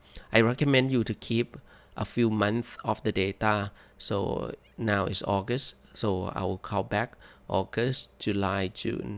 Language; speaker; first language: English; non-native, fluent; Thai